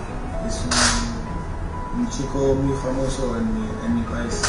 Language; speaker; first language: Spanish; non-native, fluent; French